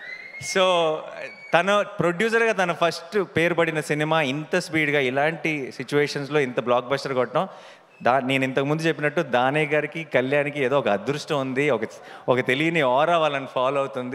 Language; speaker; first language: Telugu; native; Telugu